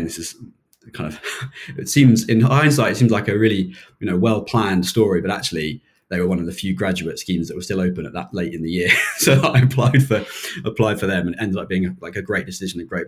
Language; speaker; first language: English; native; English